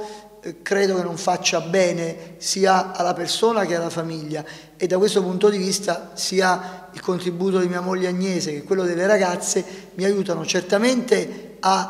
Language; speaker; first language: Italian; native; Italian